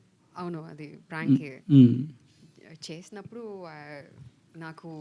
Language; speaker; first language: Telugu; non-native, fluent; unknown